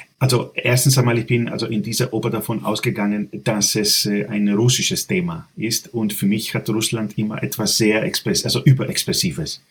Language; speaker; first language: German; non-native, fluent; Greek